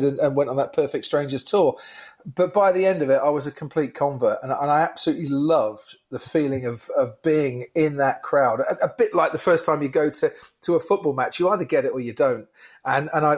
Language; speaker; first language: English; native; English